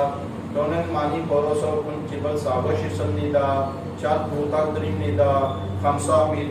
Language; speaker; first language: Korean; non-native, learner; Urdu